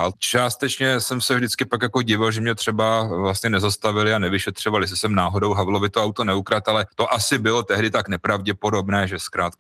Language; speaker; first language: Czech; native; Czech